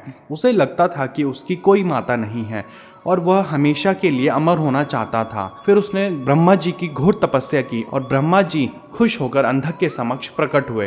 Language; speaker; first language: Hindi; native; Hindi